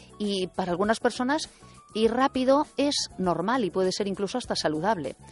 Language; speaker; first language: Spanish; native; Spanish